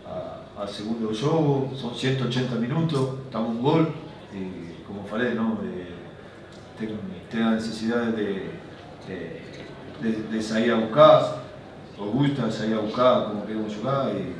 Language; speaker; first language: Portuguese; non-native, learner; Spanish